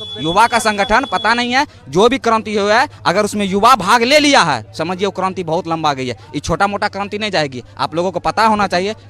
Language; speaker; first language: Hindi; native; Hindi